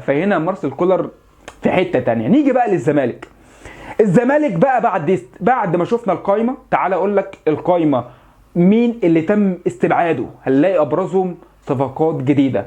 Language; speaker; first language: Arabic; native; Arabic